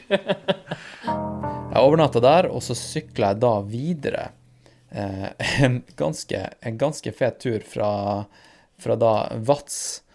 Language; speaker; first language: Norwegian; native; Norwegian